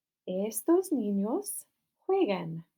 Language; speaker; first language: Spanish; non-native, fluent; English